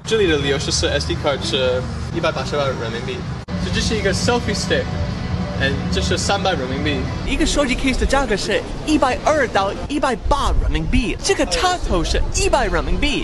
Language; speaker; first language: Chinese; non-native, fluent; English